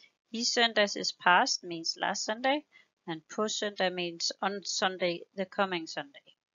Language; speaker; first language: English; non-native, fluent; Danish